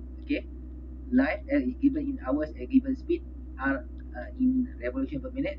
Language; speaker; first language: English; non-native, local second language; Malay